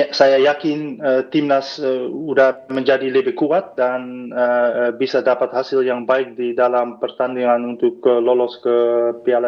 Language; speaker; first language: Indonesian; non-native, fluent; Dutch